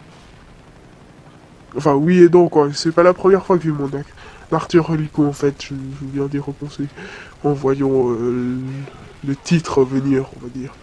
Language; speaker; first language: French; native; French